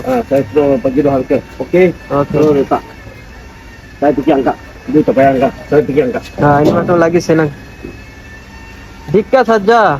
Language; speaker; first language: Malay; non-native, learner; Bangla